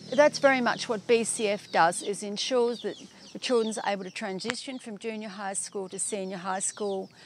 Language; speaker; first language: English; native; English